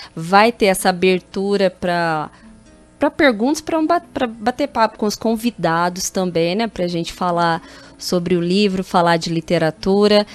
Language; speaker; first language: Portuguese; native; Portuguese